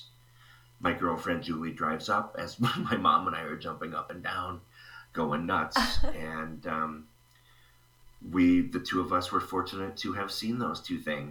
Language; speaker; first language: English; native; English